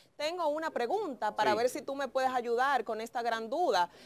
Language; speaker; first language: Spanish; native; Spanish